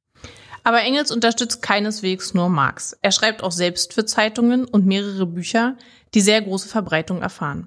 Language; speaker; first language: German; native; German